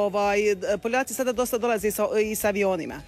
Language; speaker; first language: Serbian; native; Serbian